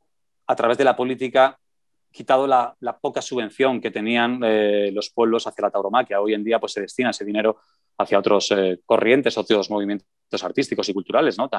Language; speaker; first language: Spanish; native; Spanish